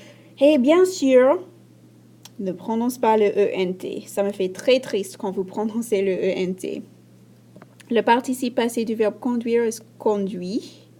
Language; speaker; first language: French; non-native, fluent; English